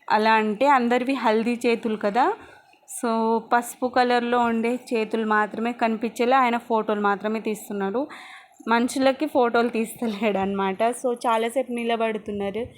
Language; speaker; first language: Telugu; non-native, local second language; Lambadi